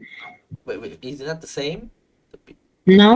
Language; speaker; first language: English; non-native, fluent; Vietnamese